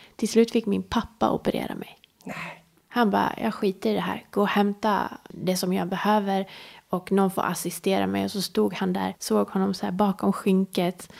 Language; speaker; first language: Swedish; early bilingual, other home language; Persian